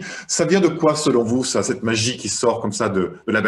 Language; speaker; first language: French; native; French